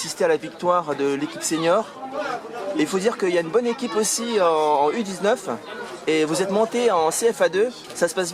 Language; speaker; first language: French; native; French